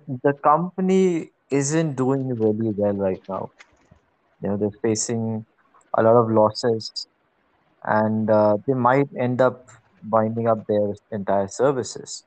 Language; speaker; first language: English; non-native, local second language; Malayalam